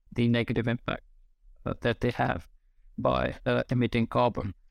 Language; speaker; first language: English; non-native, local second language; Hindi